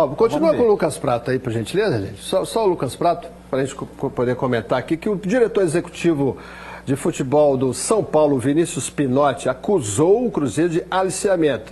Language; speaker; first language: Portuguese; native; Portuguese